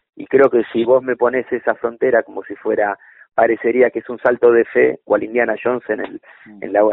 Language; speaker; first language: Spanish; native; Spanish